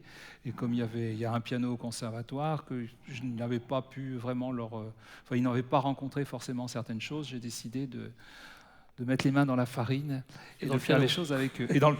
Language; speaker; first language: French; native; French